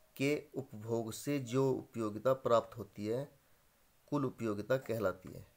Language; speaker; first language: Hindi; native; Hindi